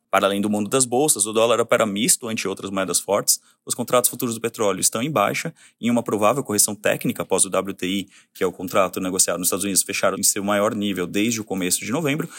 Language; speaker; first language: Portuguese; native; Portuguese